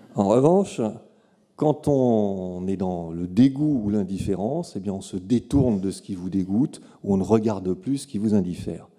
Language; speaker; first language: French; native; French